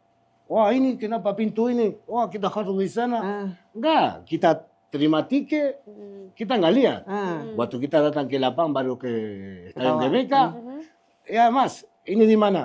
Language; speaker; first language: Indonesian; non-native, fluent; Spanish